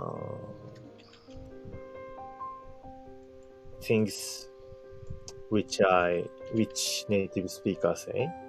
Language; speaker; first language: English; non-native, learner; Japanese